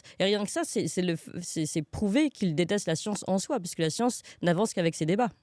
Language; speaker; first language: French; native; French